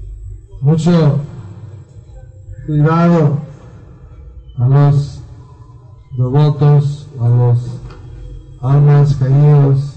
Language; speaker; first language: Spanish; non-native, learner; Bangla